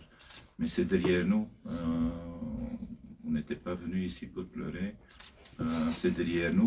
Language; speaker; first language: French; non-native, fluent; Dutch